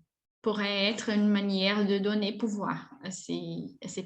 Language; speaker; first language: French; non-native, fluent; Portuguese